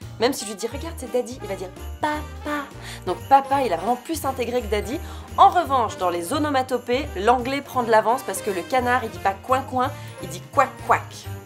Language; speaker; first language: French; native; French